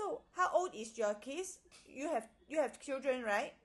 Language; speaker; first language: English; non-native, local second language; Cantonese